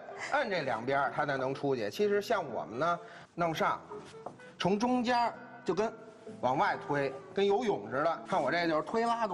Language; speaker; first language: Chinese; native; Chinese